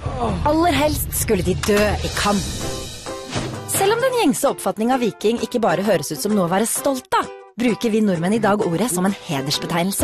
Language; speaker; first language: Norwegian; native; Norwegian